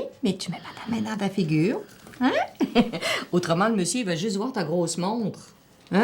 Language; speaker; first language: French; native; French